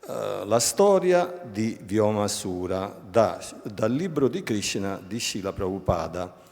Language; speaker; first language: Italian; native; Italian